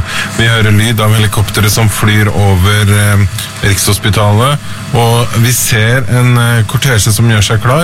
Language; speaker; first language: Norwegian; native; Norwegian